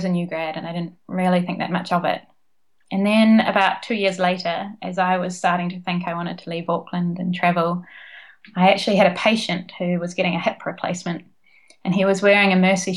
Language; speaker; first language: English; native; English